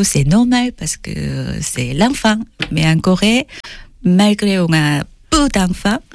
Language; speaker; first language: French; non-native, fluent; Korean